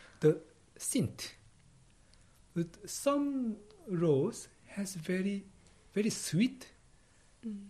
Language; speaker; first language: English; non-native, fluent; Korean